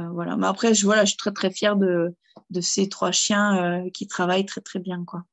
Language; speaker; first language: French; early bilingual, other home language; German